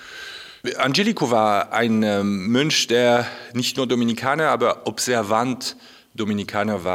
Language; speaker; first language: German; non-native, fluent; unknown